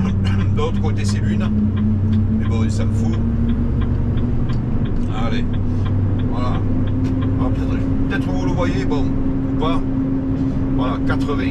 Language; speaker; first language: French; native; French